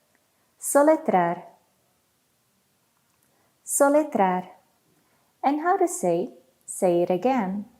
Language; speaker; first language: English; non-native, fluent; Portuguese